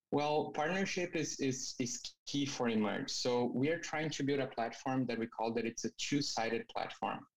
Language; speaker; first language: English; non-native, fluent; Portuguese